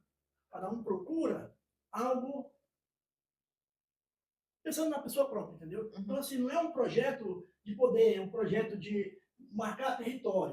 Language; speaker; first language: Portuguese; native; Portuguese